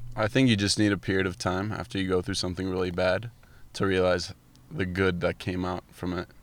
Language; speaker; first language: English; early bilingual, other home language; Arabic